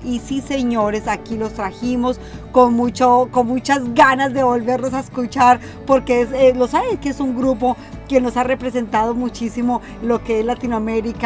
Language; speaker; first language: Spanish; native; Spanish